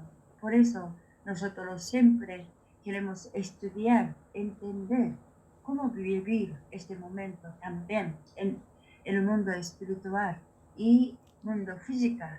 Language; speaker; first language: Spanish; non-native, learner; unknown